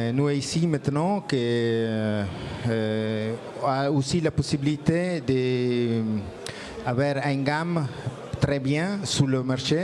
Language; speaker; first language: French; non-native, learner; Italian